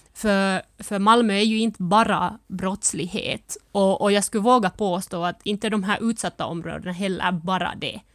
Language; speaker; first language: Swedish; early bilingual, other home language; Finnish